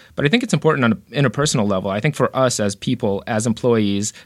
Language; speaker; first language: English; early bilingual, other home language; Russian